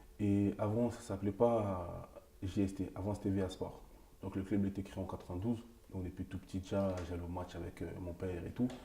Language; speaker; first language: French; early bilingual, other home language; Lingala